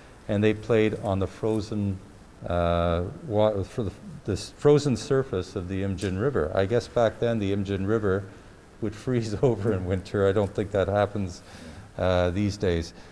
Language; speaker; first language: English; native; English